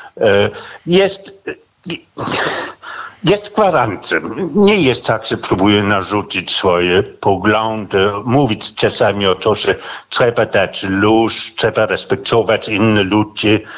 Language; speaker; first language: Polish; non-native, fluent; Danish